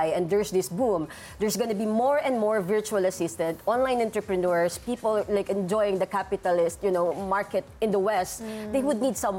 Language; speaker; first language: English; non-native, local second language; Filipino